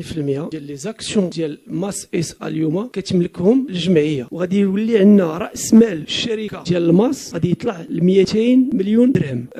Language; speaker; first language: Arabic; native; Arabic